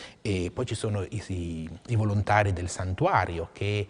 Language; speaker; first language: Italian; native; Italian